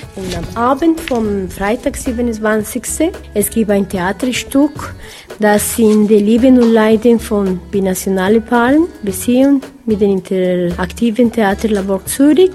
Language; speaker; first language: German; non-native, fluent; Spanish